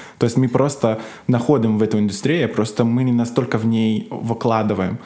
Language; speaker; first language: Russian; non-native, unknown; Arabic